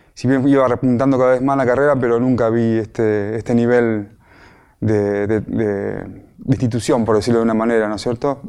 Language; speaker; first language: Spanish; native; Spanish